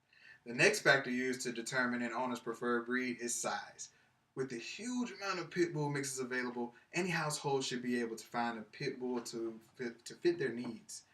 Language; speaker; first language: English; native; English